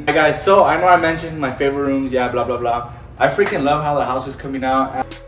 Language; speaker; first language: English; early bilingual, other home language; Spanish